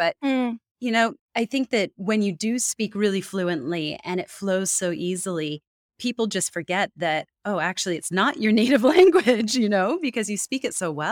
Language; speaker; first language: English; native; English